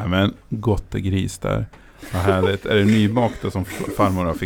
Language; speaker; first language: Swedish; native; Swedish